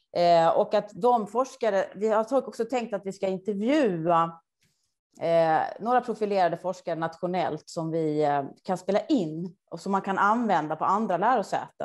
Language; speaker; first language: Swedish; native; Swedish